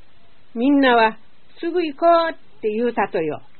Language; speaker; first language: Japanese; native; Japanese